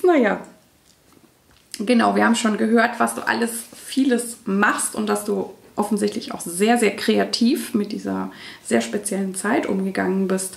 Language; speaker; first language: German; native; German